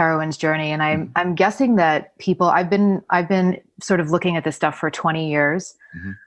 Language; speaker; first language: English; native; English